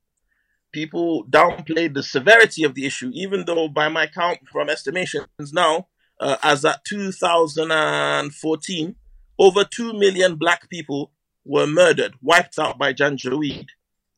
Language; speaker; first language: English; non-native, local second language; Hausa